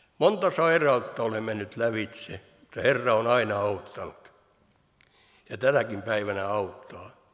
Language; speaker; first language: Finnish; native; Finnish